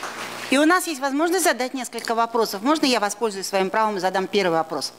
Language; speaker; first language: Russian; native; Russian